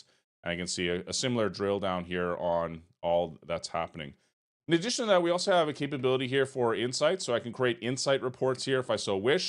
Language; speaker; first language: English; native; English